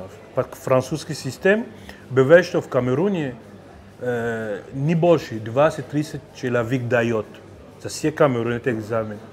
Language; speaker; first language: Russian; non-native, fluent; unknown